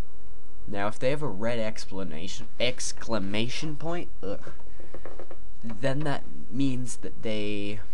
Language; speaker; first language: English; native; English